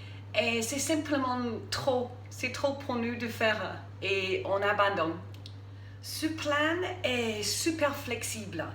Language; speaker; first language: French; non-native, fluent; English